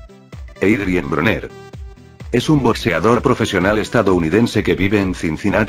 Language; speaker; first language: Spanish; native; Spanish